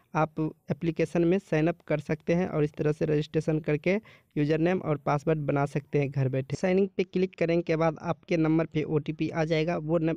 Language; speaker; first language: Hindi; native; Hindi